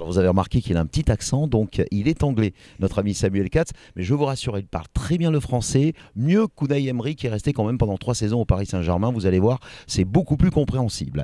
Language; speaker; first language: French; native; French